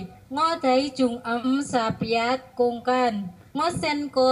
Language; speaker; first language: Chinese; non-native, learner; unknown